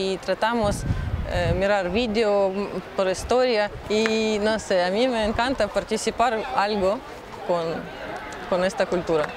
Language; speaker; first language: Spanish; non-native, learner; Russian